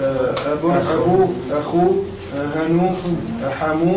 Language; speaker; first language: Arabic; native; Arabic